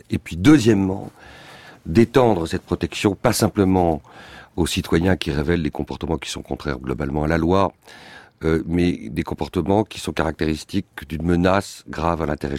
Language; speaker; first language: French; native; French